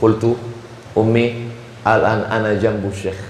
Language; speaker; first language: Arabic; non-native, fluent; Indonesian